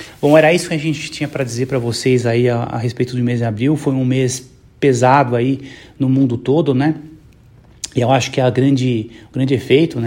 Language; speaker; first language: Portuguese; native; Portuguese